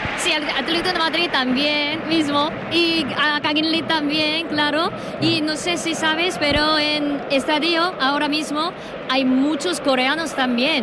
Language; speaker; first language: Spanish; non-native, learner; Korean